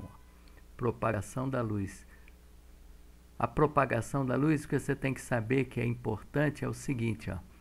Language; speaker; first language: Portuguese; native; Portuguese